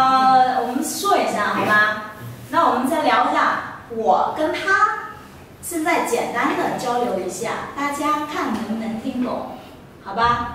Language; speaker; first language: Chinese; non-native, fluent; Vietnamese